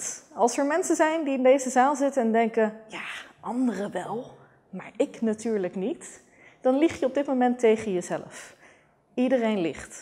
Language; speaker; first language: Dutch; native; Dutch